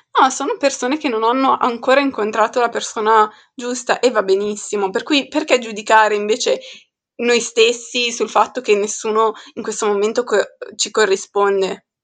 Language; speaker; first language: Italian; early bilingual, other home language; Arabic